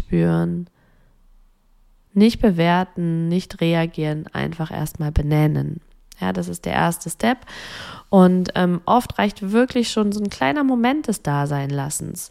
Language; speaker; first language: German; native; German